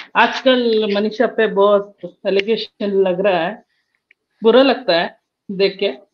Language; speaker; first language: Hindi; non-native, local second language; Kannada